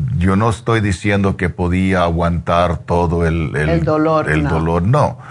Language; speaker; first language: Spanish; non-native, learner; English